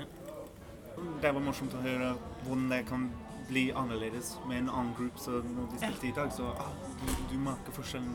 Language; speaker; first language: Norwegian; non-native, fluent; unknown